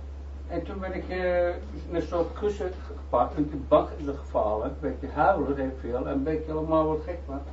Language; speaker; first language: Dutch; non-native, learner; Turkish